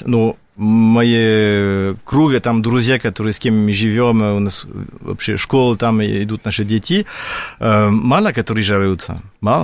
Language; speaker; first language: Russian; non-native, fluent; French